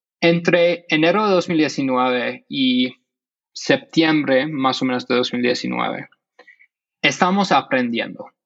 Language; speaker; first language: Spanish; non-native, fluent; English